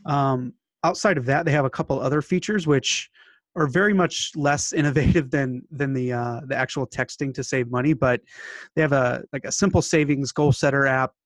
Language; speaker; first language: English; native; English